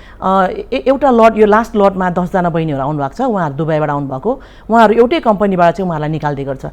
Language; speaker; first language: Nepali; early bilingual, heritage; Nepali